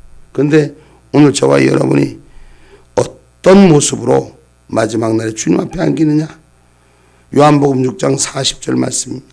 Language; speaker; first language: Korean; native; Korean